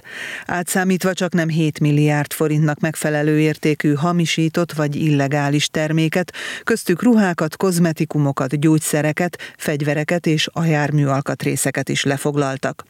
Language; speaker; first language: Hungarian; native; Hungarian